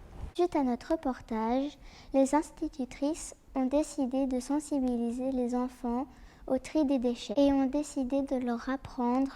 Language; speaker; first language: French; native; French